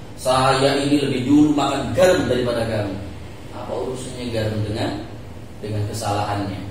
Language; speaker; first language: Indonesian; native; Indonesian